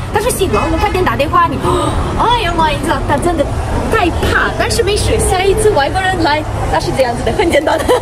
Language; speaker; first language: Chinese; non-native, learner; Ukrainian